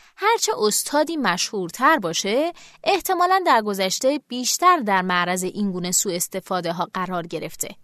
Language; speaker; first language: Persian; native; Persian